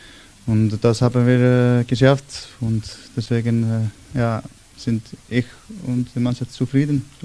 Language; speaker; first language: German; non-native, learner; Icelandic